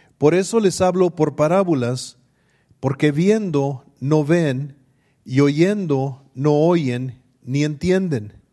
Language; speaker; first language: Spanish; early bilingual, heritage; English